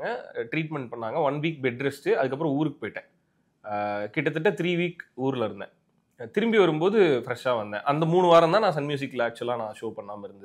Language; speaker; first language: Tamil; native; Tamil